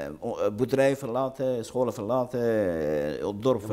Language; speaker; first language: Dutch; non-native, learner; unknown